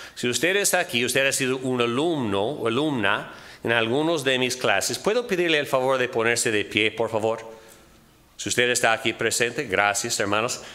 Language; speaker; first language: Spanish; non-native, fluent; English